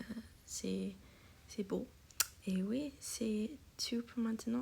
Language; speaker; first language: French; non-native, learner; English